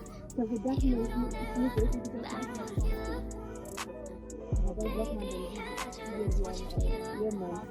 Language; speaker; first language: German; non-native, learner; Swahili